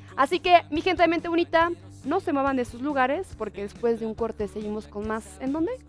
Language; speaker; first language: Spanish; native; Spanish